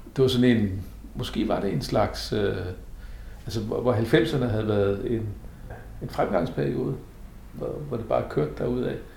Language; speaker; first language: Danish; native; Danish